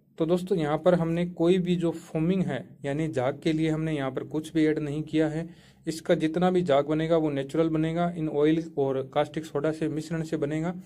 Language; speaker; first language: Hindi; native; Hindi